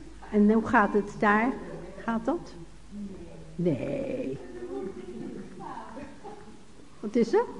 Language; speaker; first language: Dutch; native; Dutch